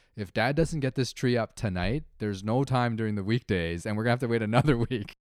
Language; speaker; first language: English; native; English